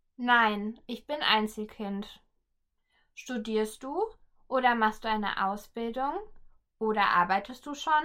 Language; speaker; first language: German; native; German